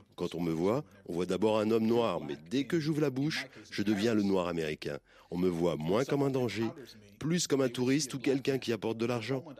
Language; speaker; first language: French; non-native, fluent; English